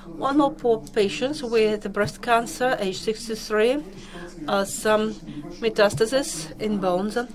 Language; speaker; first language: English; non-native, fluent; Russian